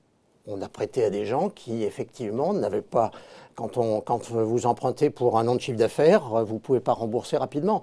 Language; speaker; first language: French; native; French